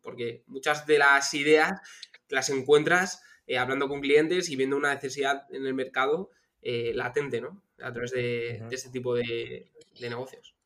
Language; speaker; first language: Spanish; native; Spanish